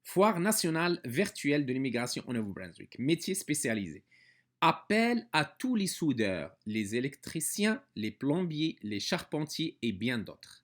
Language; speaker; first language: French; non-native, local second language; Arabic